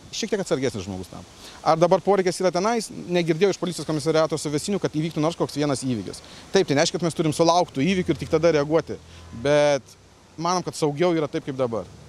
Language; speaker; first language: Lithuanian; native; Lithuanian